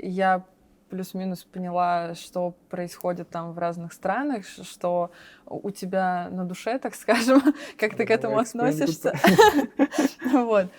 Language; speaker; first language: Russian; native; Russian